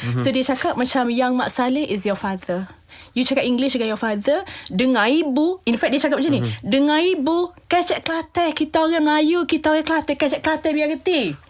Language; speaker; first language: Malay; native; Malay